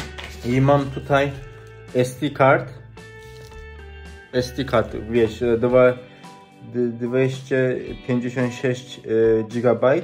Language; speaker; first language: Polish; non-native, learner; Turkish